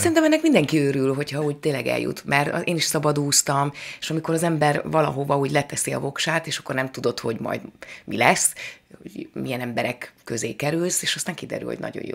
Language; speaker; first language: Hungarian; native; Hungarian